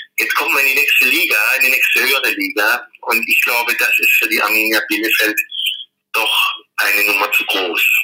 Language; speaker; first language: German; native; German